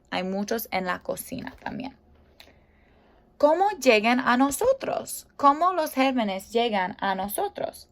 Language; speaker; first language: Spanish; non-native, fluent; English